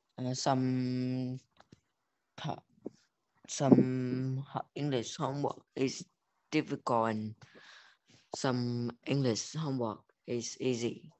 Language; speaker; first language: English; non-native, learner; Vietnamese